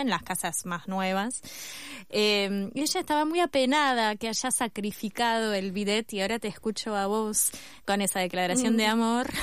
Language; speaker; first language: Spanish; native; Spanish